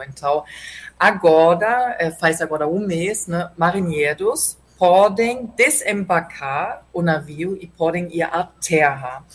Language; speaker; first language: Portuguese; non-native, fluent; German